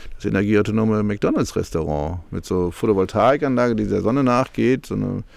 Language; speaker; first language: German; native; German